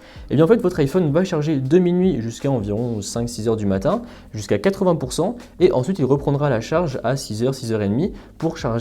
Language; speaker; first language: French; native; French